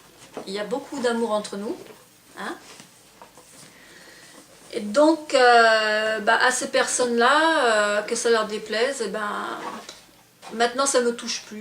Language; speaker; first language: French; native; French